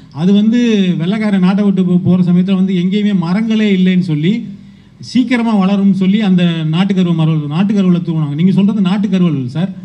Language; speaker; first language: Tamil; native; Tamil